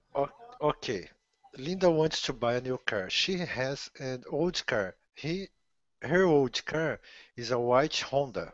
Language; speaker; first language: English; non-native, learner; Portuguese